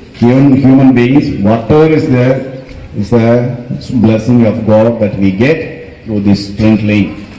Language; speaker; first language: English; non-native, local second language; Telugu